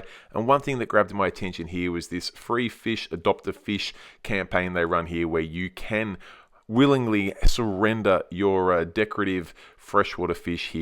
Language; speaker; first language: English; native; English